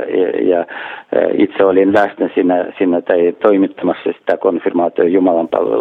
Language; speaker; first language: Finnish; non-native, fluent; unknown